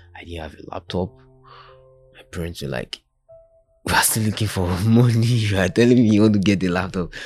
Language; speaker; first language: English; non-native, local second language; Yoruba